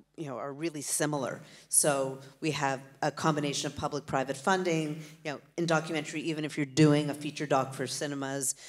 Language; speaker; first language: English; native; English